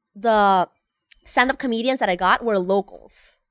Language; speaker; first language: English; non-native, fluent; Spanish